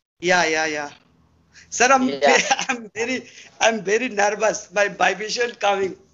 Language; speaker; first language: English; non-native, learner; Bangla